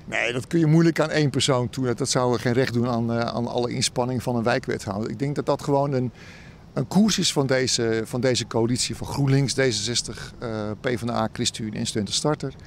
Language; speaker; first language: Dutch; native; Dutch